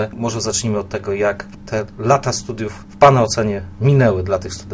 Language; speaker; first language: Polish; native; Polish